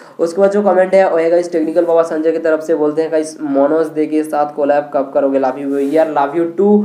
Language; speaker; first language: Hindi; non-native, local second language; Bangla